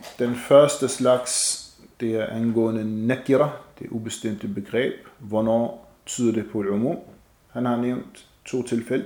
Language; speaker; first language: Danish; non-native, fluent; Arabic